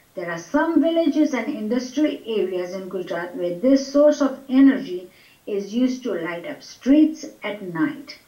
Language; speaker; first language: English; non-native, local second language; Gujarati